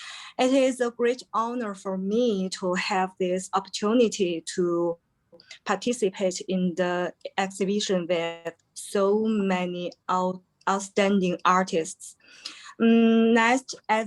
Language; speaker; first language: English; non-native, fluent; Chinese